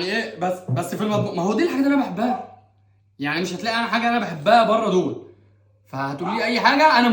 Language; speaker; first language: Arabic; native; Arabic